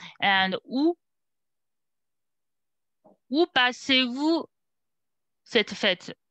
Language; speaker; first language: French; non-native, fluent; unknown